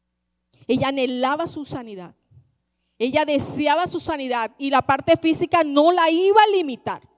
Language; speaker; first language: Spanish; native; Spanish